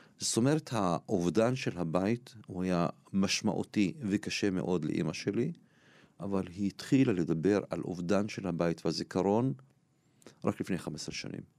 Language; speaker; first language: Hebrew; non-native, local second language; Arabic